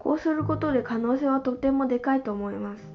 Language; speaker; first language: Japanese; non-native, fluent; Chinese